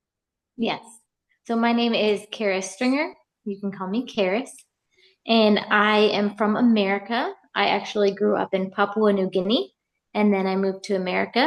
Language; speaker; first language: English; early bilingual, heritage; English